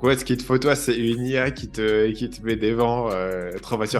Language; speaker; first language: French; native; French